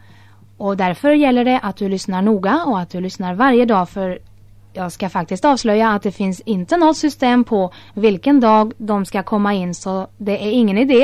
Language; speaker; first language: Swedish; native; Swedish